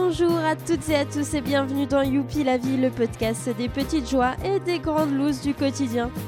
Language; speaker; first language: French; native; French